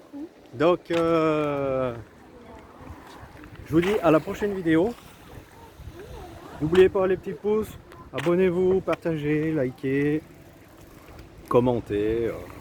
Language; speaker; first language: French; native; French